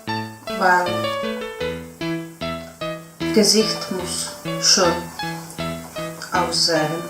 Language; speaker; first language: German; non-native, learner; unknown